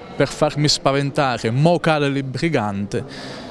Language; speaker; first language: Italian; native; Italian